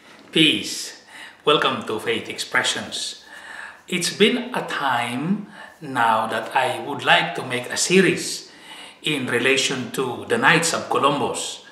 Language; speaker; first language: English; non-native, fluent; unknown